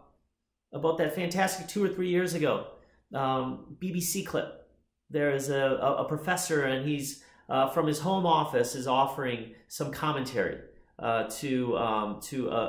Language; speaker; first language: English; native; English